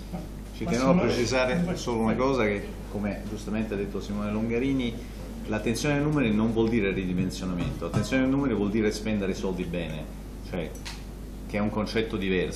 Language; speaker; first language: Italian; native; Italian